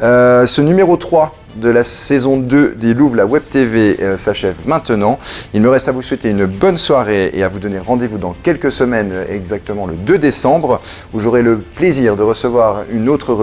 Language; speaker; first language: French; native; French